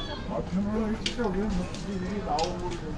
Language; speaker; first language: Korean; native; Korean